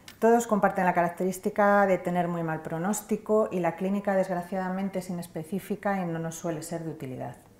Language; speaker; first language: Spanish; native; Spanish